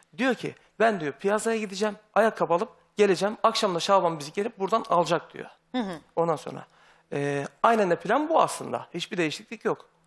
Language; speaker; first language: Turkish; native; Turkish